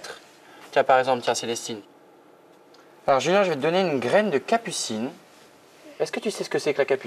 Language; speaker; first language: French; native; French